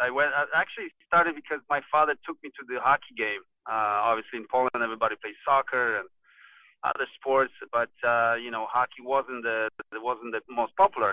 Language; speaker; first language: English; non-native, fluent; Polish